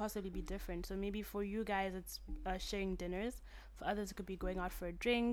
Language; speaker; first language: English; native; English